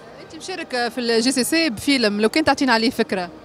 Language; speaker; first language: Arabic; native; Arabic